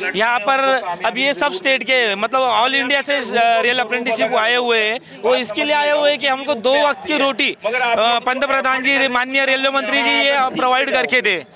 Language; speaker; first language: Hindi; non-native, local second language; Marathi